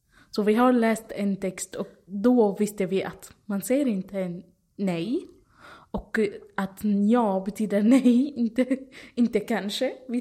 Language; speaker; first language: Swedish; non-native, fluent; Arabic